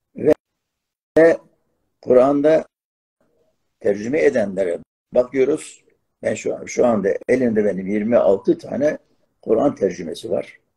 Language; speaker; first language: Turkish; non-native, local second language; Arabic